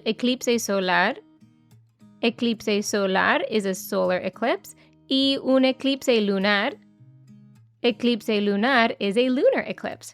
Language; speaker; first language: Spanish; non-native, fluent; English